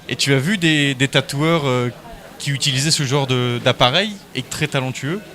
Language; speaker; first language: French; native; French